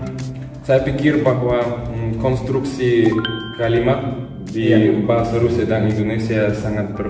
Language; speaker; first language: Indonesian; non-native, fluent; Russian